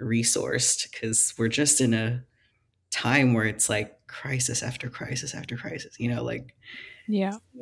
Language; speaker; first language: English; non-native, local second language; Filipino